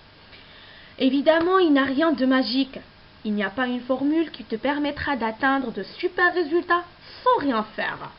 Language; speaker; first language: French; non-native, local second language; Arabic